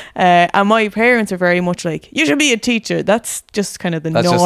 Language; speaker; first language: English; native; English